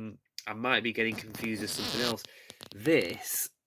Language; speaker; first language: English; native; English